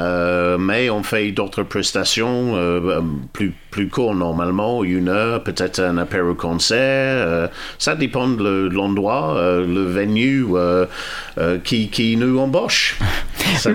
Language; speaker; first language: French; non-native, fluent; English